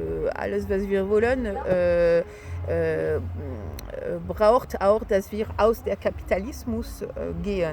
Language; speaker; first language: German; non-native, fluent; French